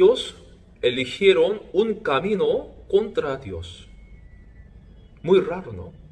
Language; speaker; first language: Spanish; non-native, fluent; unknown